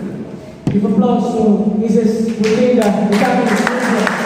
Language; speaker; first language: English; non-native, learner; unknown